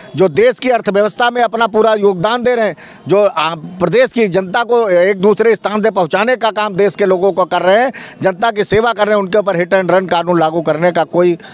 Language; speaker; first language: Hindi; native; Hindi